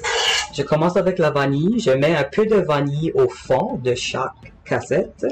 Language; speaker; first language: French; non-native, local second language; English